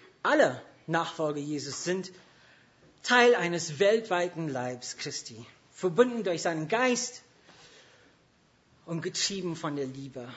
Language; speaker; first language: German; non-native, fluent; English